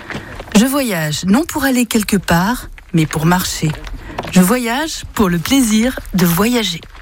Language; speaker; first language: French; native; French